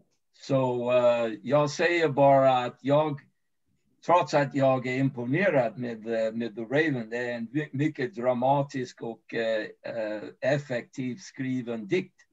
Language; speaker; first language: Swedish; non-native, fluent; English